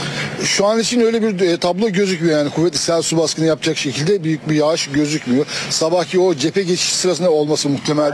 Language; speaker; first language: Turkish; native; Turkish